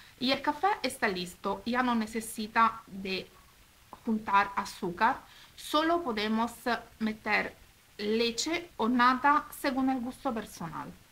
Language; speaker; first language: Spanish; non-native, fluent; Italian